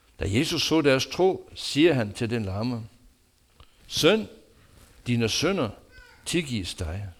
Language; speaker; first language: Danish; non-native, fluent; English